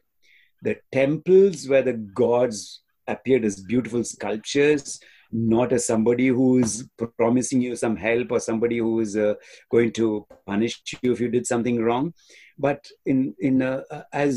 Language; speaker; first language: English; non-native, local second language; Tamil